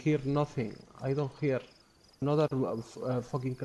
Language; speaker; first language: English; non-native, learner; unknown